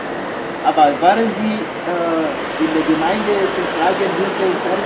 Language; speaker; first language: German; non-native, learner; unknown